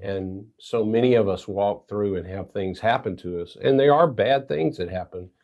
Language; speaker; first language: English; native; English